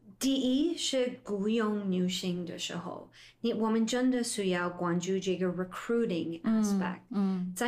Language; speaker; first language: Chinese; non-native, fluent; English